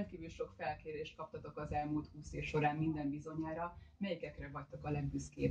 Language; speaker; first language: Hungarian; native; Hungarian